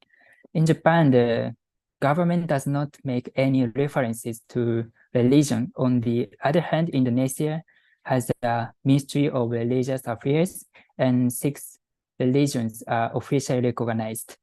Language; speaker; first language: English; non-native, fluent; Japanese